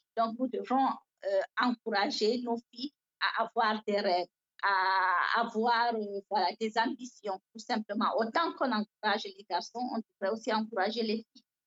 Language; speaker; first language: French; non-native, local second language; Fula